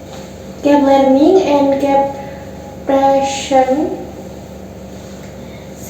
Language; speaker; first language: English; non-native, learner; Indonesian